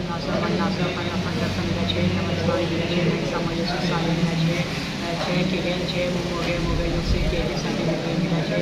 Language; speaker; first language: Korean; non-native, learner; Urdu